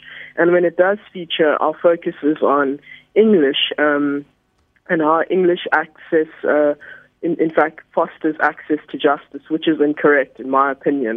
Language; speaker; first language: English; native; English